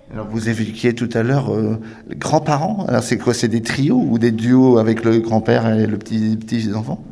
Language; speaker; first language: French; native; French